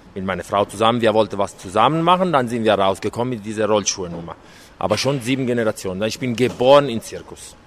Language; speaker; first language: German; non-native, learner; Italian